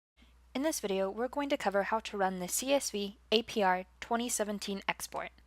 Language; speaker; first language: English; native; English